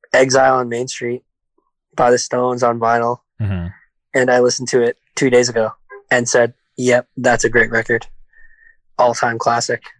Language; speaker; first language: English; native; English